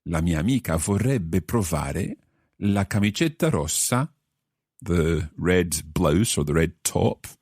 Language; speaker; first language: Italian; non-native, fluent; English